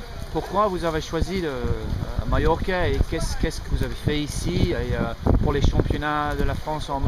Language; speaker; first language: French; non-native, learner; English